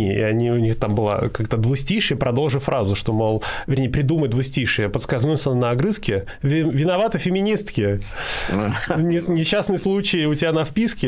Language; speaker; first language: Russian; native; Russian